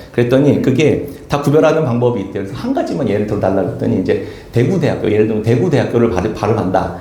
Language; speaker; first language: Korean; native; Korean